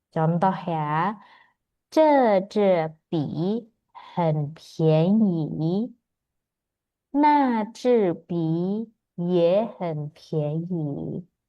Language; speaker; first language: Chinese; non-native, fluent; Indonesian